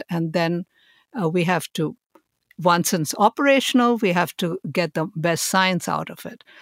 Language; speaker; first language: English; non-native, local second language; Hindi